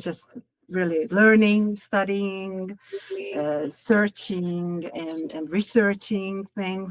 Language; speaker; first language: English; non-native, learner; Hungarian